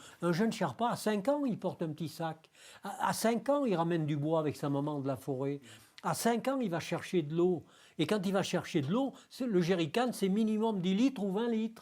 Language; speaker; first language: French; native; French